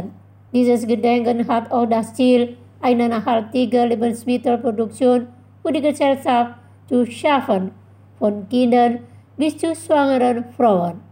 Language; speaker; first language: German; non-native, fluent; Indonesian